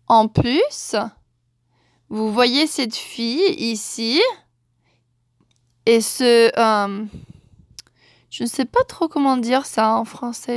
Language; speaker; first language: French; non-native, fluent; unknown